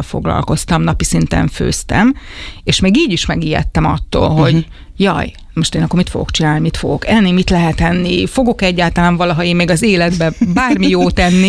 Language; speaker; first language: Hungarian; native; Hungarian